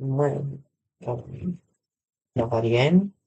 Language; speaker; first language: Russian; non-native, learner; English